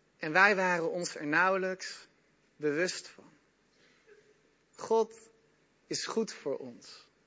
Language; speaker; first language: Dutch; native; Dutch